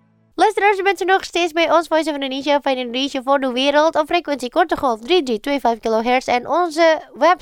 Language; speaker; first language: Dutch; non-native, fluent; Indonesian